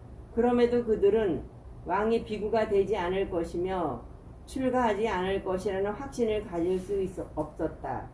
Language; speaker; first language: Korean; native; Korean